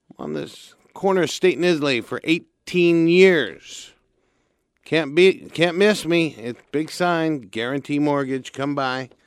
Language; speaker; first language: English; native; English